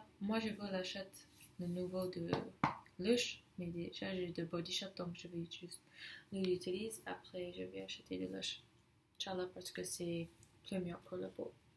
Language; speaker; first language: French; non-native, learner; English